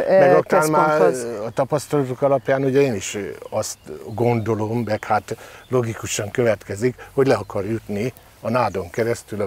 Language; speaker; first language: Hungarian; native; Hungarian